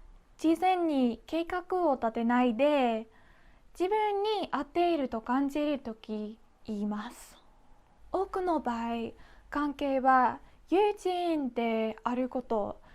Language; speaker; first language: Japanese; non-native, fluent; Dutch